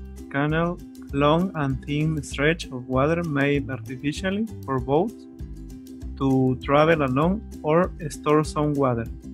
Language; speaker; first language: English; non-native, learner; Spanish